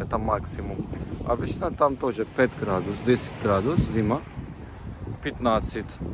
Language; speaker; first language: Russian; non-native, learner; Turkish